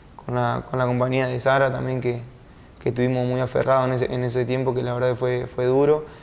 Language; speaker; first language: Spanish; native; Spanish